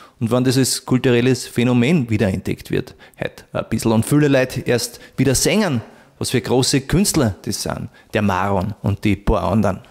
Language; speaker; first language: German; native; German